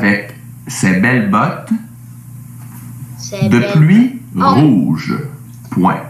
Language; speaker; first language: French; native; French